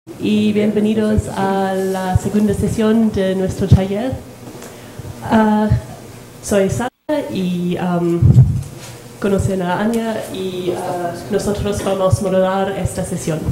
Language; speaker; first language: Spanish; non-native, learner; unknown